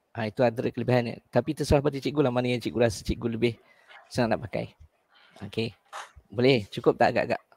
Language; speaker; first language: Malay; native; Malay